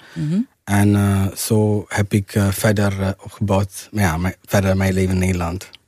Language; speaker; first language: Dutch; early bilingual, other home language; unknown